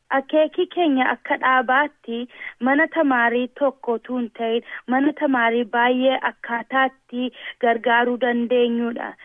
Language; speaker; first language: Oromo; early bilingual, heritage; Oromo